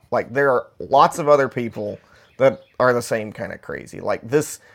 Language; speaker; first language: English; native; English